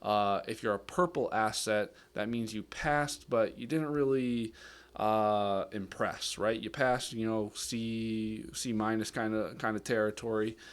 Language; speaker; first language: English; native; English